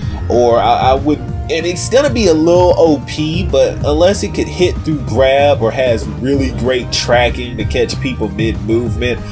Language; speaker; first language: English; native; English